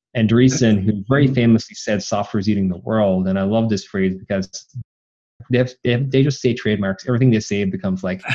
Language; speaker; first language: English; native; English